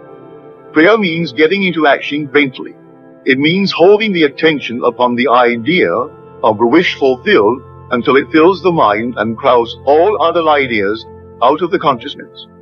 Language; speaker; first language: English; native; English